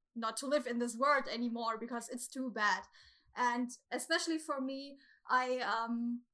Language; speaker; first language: English; non-native, fluent; German